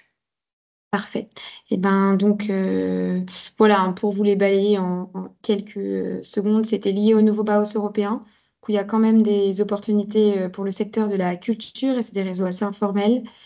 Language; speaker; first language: French; native; French